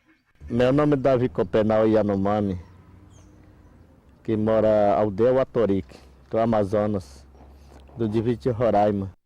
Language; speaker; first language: Portuguese; non-native, local second language; Yanomámi